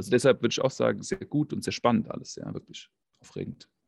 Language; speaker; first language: German; native; German